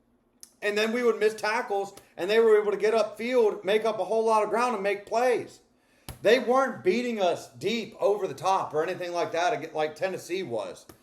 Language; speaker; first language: English; native; English